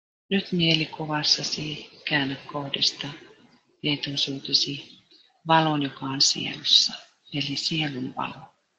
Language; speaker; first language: Finnish; native; Finnish